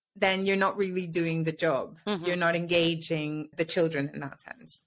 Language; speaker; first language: English; non-native, fluent; Spanish